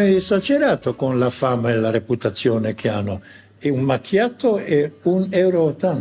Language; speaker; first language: Italian; non-native, learner; Croatian